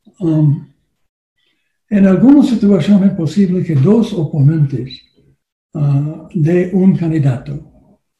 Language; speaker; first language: Spanish; non-native, learner; English